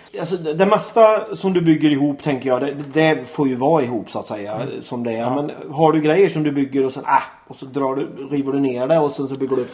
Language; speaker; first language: Swedish; native; Swedish